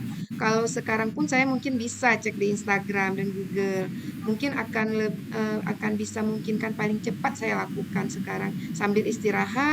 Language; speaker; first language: Indonesian; native; Indonesian